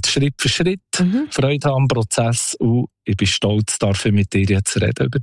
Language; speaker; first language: German; native; German